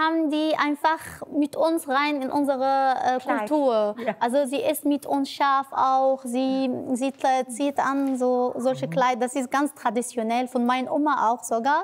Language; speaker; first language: German; non-native, learner; Arabic